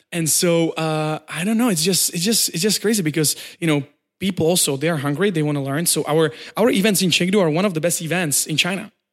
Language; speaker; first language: English; non-native, fluent; Czech